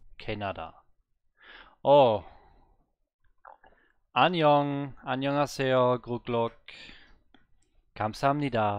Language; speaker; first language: Korean; non-native, learner; German